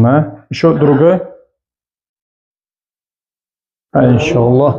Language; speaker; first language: Russian; non-native, local second language; Tajik